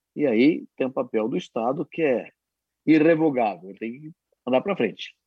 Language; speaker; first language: Portuguese; native; Portuguese